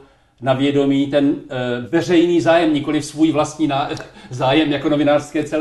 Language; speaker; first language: Czech; native; Czech